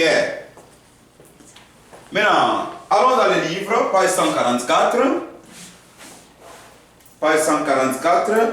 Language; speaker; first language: French; non-native, fluent; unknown